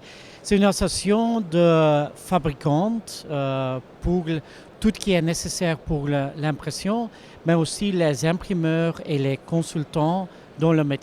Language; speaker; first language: French; non-native, local second language; Dutch